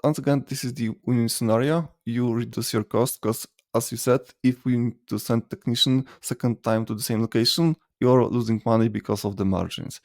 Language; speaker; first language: English; non-native, fluent; Polish